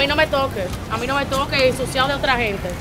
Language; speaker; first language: Spanish; native; Spanish